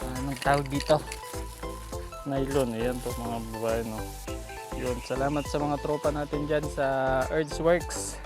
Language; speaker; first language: Filipino; non-native, local second language; Iloko